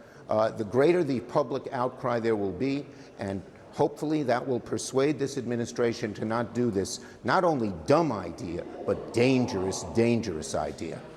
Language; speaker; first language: English; native; English